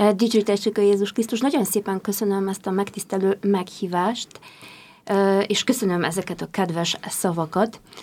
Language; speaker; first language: Hungarian; non-native, fluent; Polish